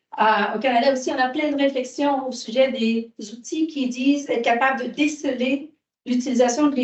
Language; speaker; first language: French; native; French